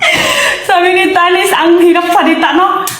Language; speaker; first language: Filipino; non-native, learner; Chinese